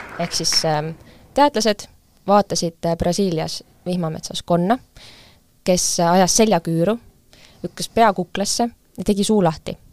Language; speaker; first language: Estonian; native; Estonian